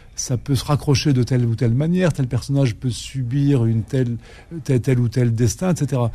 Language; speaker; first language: French; native; French